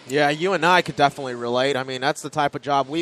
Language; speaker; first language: English; native; English